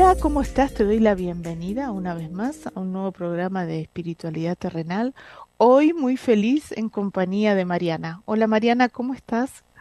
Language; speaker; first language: Spanish; native; Spanish